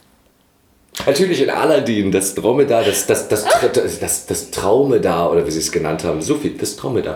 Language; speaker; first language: German; native; German